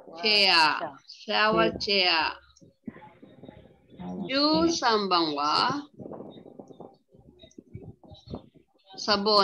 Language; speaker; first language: Japanese; non-native, fluent; Filipino